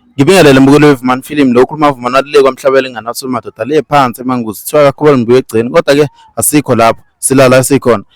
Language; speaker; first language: Zulu; native; Zulu